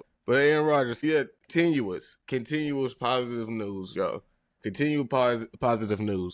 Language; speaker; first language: English; native; English